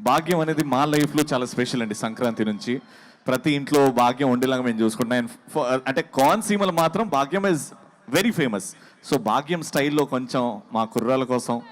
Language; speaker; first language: Telugu; native; Telugu